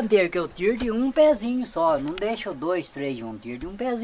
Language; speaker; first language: Portuguese; native; Portuguese